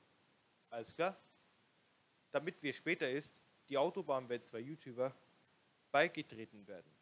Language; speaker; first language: German; non-native, local second language; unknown